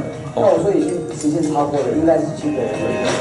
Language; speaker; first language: Chinese; non-native, fluent; Tibetan